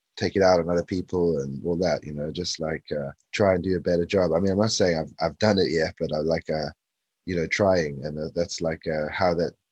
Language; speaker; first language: English; native; English